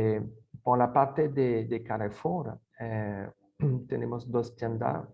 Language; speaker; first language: Spanish; non-native, fluent; French